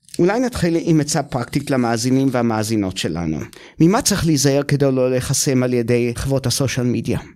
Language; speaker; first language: Hebrew; native; Hebrew